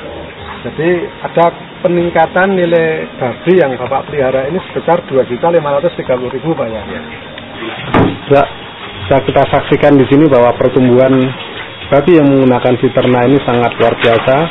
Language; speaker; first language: Indonesian; native; Indonesian